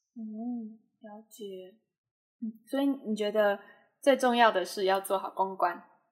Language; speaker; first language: Chinese; native; Chinese